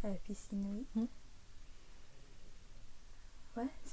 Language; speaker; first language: French; early bilingual, heritage; English